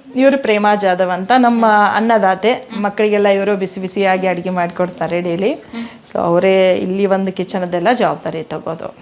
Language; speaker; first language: Kannada; native; Kannada